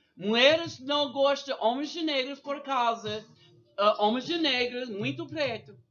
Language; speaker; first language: Portuguese; non-native, learner; English